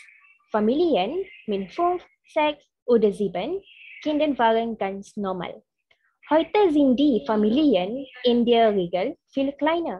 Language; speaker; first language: German; non-native, learner; Malay